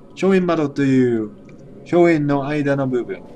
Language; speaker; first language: Japanese; non-native, learner; English